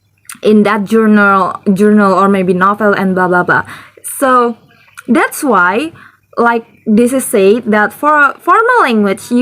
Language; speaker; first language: English; non-native, learner; Indonesian